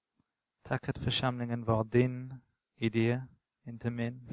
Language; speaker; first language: Swedish; non-native, fluent; English